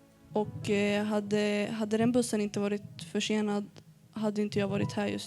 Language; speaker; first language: Swedish; early bilingual, other home language; Arabic